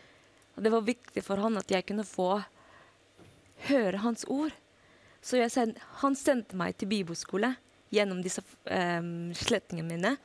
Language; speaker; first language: Norwegian; non-native, fluent; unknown